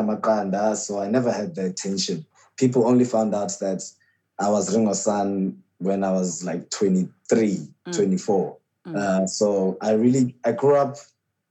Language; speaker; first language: English; non-native, local second language; Xhosa